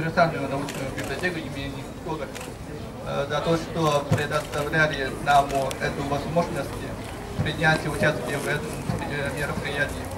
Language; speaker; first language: Russian; non-native, fluent; Chinese